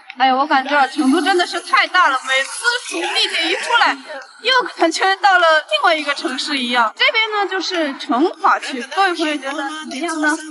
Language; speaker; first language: Chinese; non-native, local second language; Tibetan